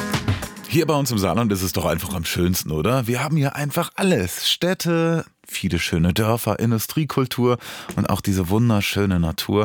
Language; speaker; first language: German; native; German